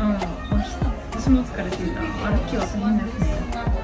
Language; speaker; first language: Japanese; non-native, learner; German